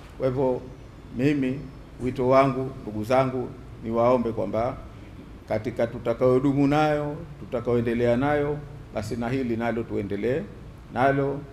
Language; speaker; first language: Swahili; native; Swahili